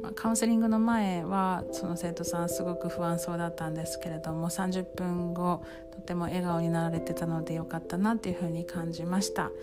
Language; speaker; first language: Japanese; native; Japanese